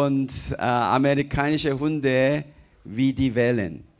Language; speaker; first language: German; non-native, fluent; Korean